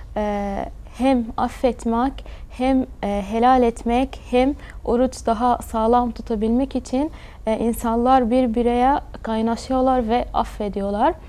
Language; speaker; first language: Turkish; early bilingual, other home language; Arabic